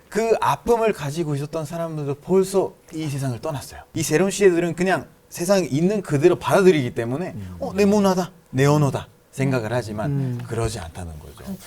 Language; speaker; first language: Korean; non-native, fluent; Spanish